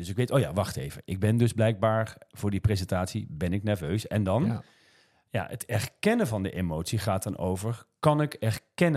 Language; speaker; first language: Dutch; native; Dutch